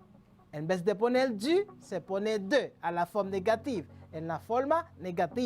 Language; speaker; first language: Spanish; non-native, local second language; French